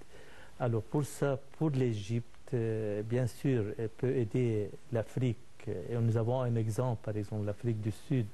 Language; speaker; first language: French; non-native, fluent; Arabic